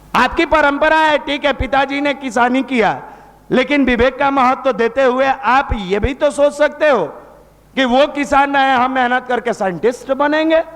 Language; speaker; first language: Hindi; native; Hindi